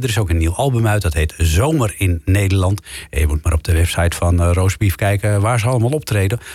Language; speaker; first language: Dutch; native; Dutch